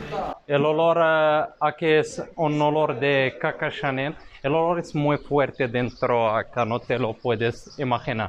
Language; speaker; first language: Spanish; non-native, fluent; Arabic